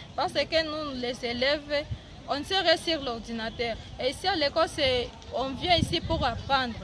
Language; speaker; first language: French; non-native, learner; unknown